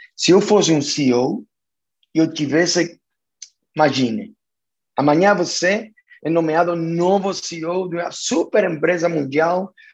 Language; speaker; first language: Portuguese; non-native, fluent; Spanish